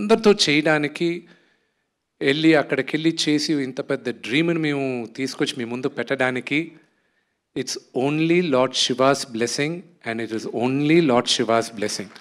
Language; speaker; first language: Telugu; native; Telugu